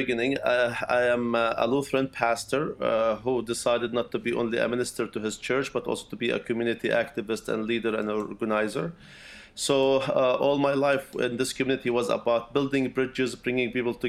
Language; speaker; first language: English; non-native, fluent; Arabic